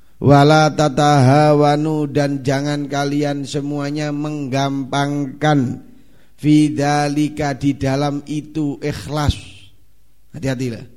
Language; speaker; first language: Indonesian; non-native, local second language; Javanese